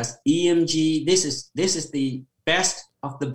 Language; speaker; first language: English; non-native, fluent; Khmer